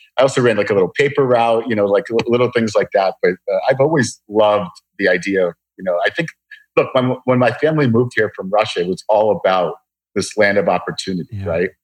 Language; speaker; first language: English; early bilingual, other home language; Russian